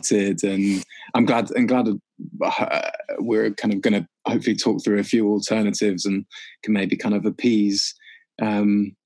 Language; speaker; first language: English; native; English